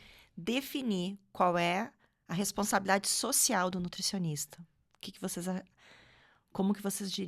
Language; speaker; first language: Portuguese; native; Portuguese